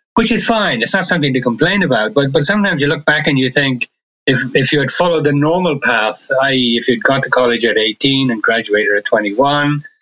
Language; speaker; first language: English; native; English